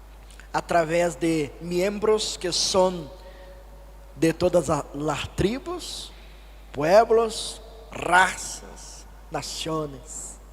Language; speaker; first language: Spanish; non-native, fluent; Portuguese